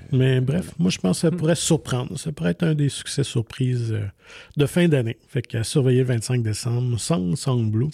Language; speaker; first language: French; native; French